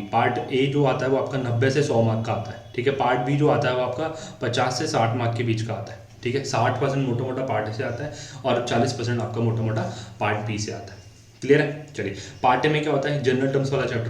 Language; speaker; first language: Hindi; native; Hindi